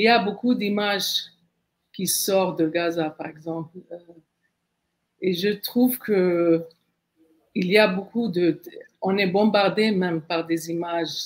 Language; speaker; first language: French; non-native, fluent; Arabic